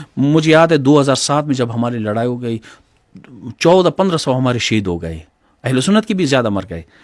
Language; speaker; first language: Urdu; non-native, local second language; Pashto